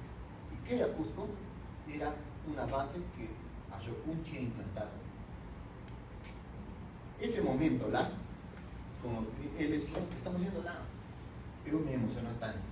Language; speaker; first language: Portuguese; non-native, fluent; Spanish